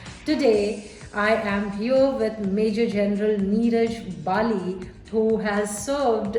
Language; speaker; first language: English; non-native, local second language; Hindi